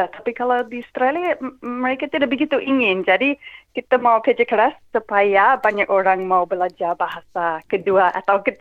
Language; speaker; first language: Indonesian; non-native, fluent; English